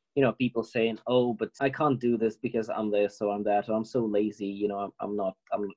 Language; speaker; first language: English; non-native, fluent; Ukrainian